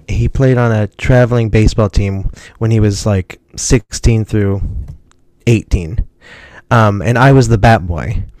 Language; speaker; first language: English; native; English